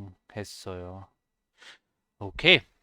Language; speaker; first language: Korean; non-native, learner; English